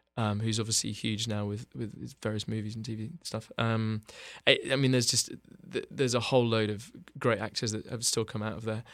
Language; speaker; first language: English; native; English